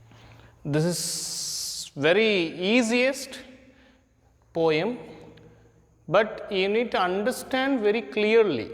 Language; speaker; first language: English; non-native, local second language; Hindi